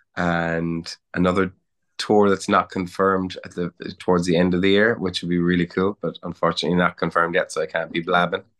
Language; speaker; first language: English; native; English